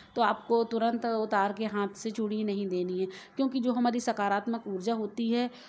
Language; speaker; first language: Hindi; native; Hindi